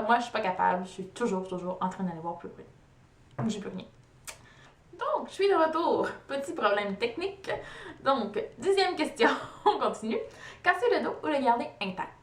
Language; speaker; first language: French; native; French